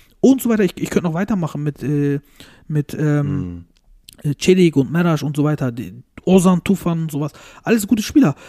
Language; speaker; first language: German; early bilingual, other home language; Turkish